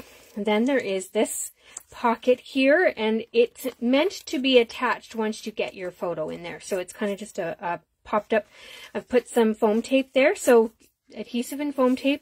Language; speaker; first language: English; native; English